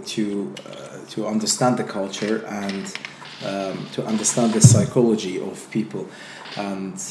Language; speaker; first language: English; non-native, fluent; Azerbaijani